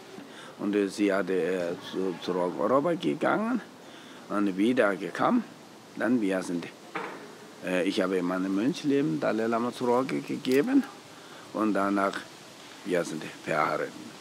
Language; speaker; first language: German; non-native, learner; Tibetan